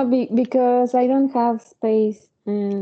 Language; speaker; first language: English; non-native, learner; Spanish